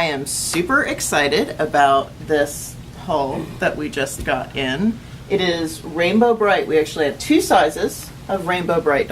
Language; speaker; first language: English; native; English